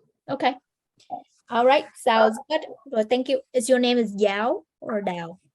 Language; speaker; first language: English; non-native, fluent; Vietnamese